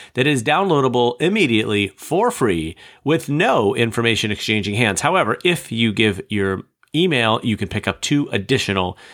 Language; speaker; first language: English; native; English